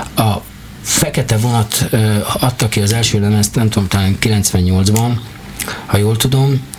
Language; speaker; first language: Hungarian; native; Hungarian